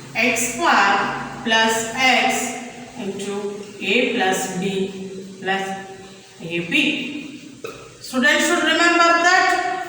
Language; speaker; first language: English; non-native, local second language; Kannada